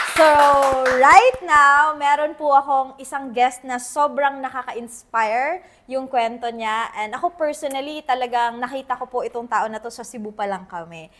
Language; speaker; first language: Filipino; non-native, local second language; Cebuano